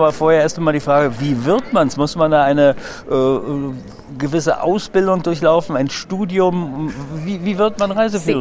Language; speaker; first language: German; native; German